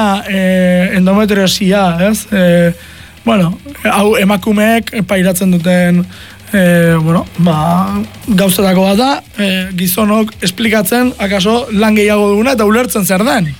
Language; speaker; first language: Basque; native; Basque